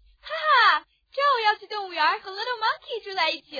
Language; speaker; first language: Chinese; native; Chinese